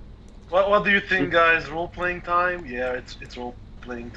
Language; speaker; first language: English; native; English